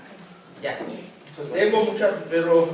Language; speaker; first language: Spanish; non-native, fluent; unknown